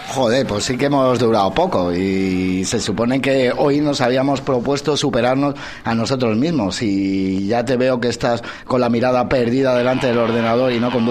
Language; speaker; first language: Spanish; native; Spanish